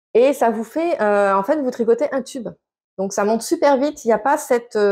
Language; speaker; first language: French; native; French